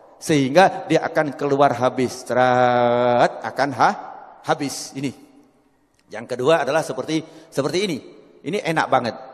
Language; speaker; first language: Indonesian; non-native, local second language; Javanese